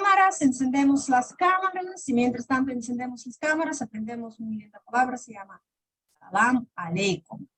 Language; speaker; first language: Spanish; non-native, fluent; Russian